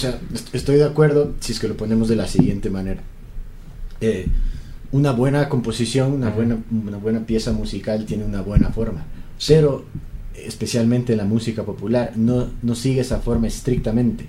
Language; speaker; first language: Spanish; native; Spanish